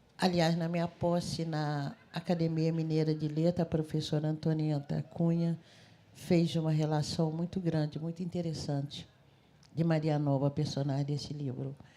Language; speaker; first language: Portuguese; native; Portuguese